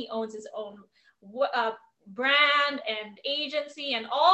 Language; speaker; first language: English; non-native, local second language; Filipino